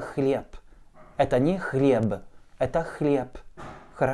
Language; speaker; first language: Russian; non-native, fluent; French